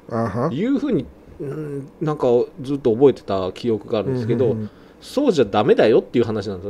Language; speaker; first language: Japanese; native; Japanese